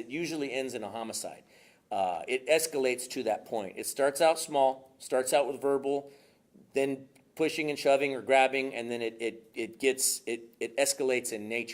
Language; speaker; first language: English; native; English